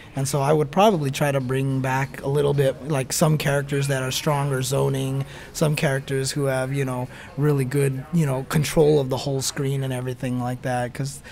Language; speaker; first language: English; native; English